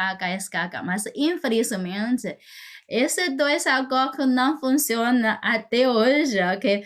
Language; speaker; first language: Portuguese; non-native, fluent; Chinese